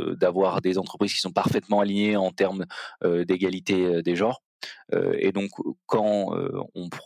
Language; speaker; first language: French; native; French